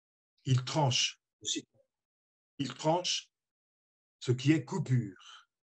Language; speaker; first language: French; native; French